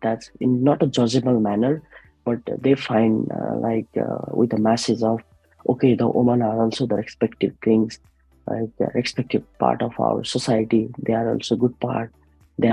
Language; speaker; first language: English; non-native, learner; Nepali